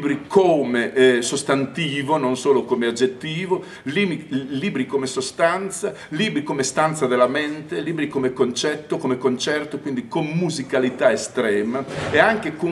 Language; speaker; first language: Italian; native; Italian